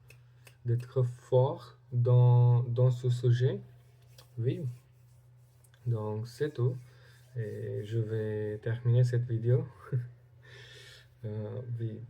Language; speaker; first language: French; non-native, learner; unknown